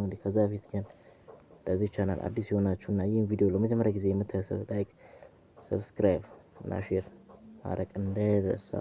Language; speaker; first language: Amharic; native; Amharic